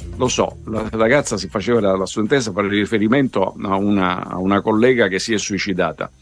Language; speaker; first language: Italian; native; Italian